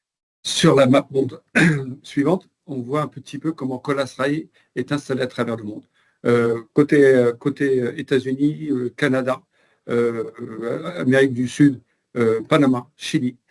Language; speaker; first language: French; native; French